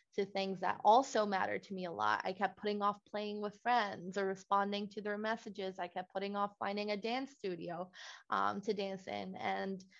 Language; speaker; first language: English; non-native, fluent; Spanish